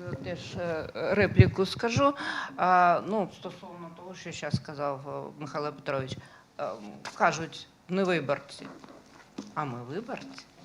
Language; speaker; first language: Ukrainian; non-native, local second language; Russian